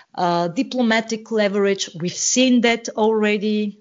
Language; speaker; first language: English; non-native, fluent; Bulgarian